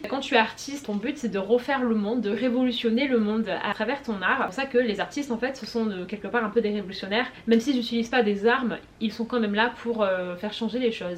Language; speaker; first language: French; native; French